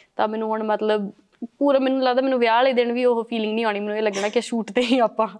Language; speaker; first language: Punjabi; early bilingual, heritage; Punjabi